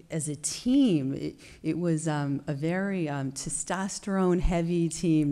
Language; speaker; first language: English; native; English